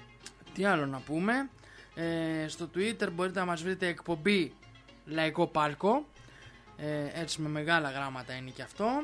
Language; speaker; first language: Greek; native; Greek